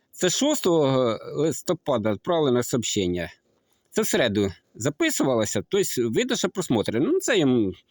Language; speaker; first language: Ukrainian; native; Ukrainian